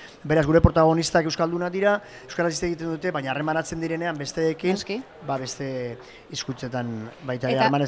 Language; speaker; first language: Basque; native; Basque